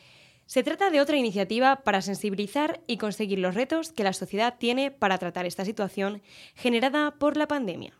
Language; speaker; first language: Spanish; native; Spanish